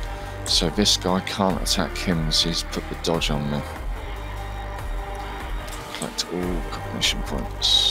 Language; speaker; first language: English; native; English